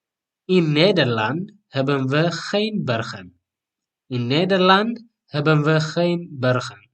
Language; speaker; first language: Dutch; non-native, fluent; Tigrinya